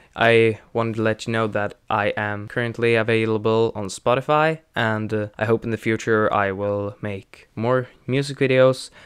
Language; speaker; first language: English; non-native, fluent; Swedish